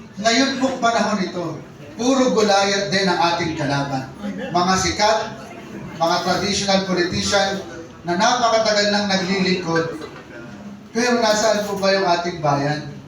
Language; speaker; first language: Filipino; native; Filipino